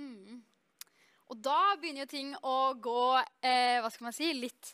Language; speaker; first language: Norwegian; native; Norwegian